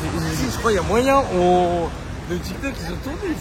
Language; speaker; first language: French; native; French